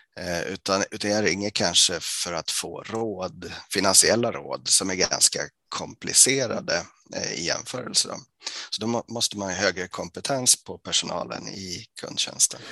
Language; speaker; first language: Swedish; native; Swedish